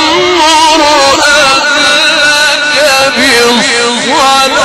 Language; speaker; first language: Arabic; native; Arabic